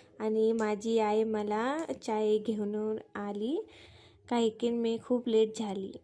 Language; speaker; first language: Marathi; non-native, learner; Hindi